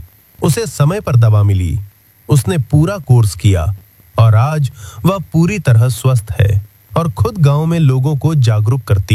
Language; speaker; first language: Hindi; native; Hindi